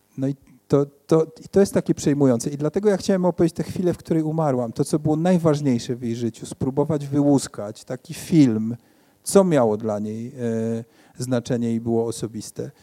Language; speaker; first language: Polish; native; Polish